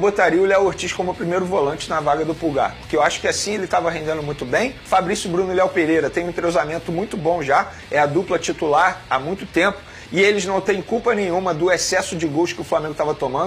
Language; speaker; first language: Portuguese; native; Portuguese